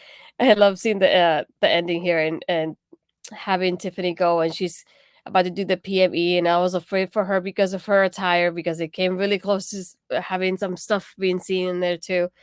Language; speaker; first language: English; native; English